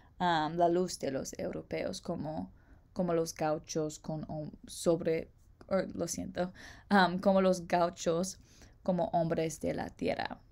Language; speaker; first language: Spanish; non-native, learner; English